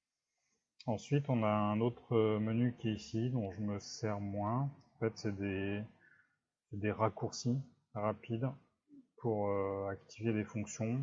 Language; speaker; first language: French; native; French